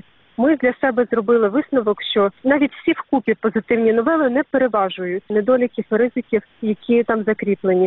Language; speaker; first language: Ukrainian; native; Ukrainian